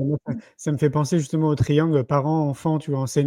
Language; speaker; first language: French; native; French